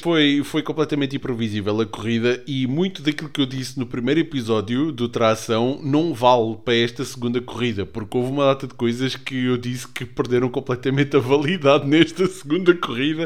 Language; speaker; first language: Portuguese; native; Portuguese